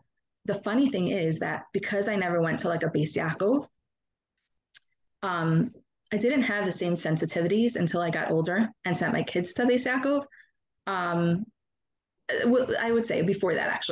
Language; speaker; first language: English; native; English